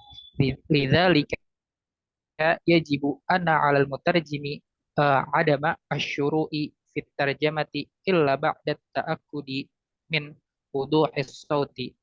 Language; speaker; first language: Arabic; non-native, learner; Indonesian